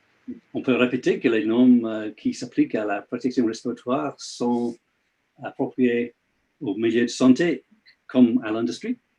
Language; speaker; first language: French; non-native, learner; English